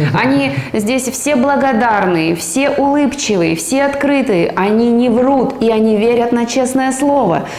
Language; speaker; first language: Russian; native; Russian